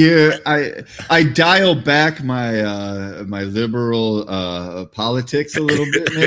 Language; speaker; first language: English; native; English